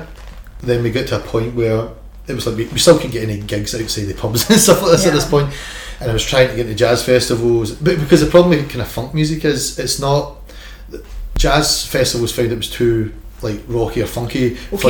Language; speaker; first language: English; native; English